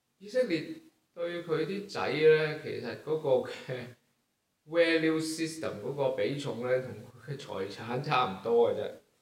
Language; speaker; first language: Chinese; non-native, local second language; Cantonese